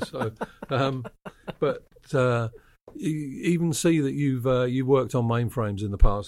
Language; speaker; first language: English; native; English